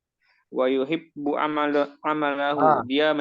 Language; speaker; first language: Indonesian; native; Indonesian